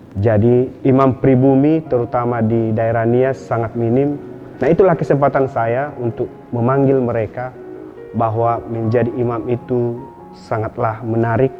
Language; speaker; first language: Indonesian; non-native, local second language; Batak Toba